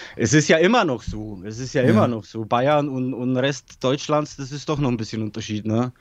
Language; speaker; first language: German; early bilingual, other home language; Polish